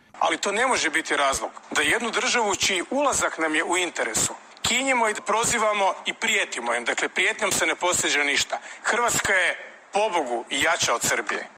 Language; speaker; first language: Croatian; native; Croatian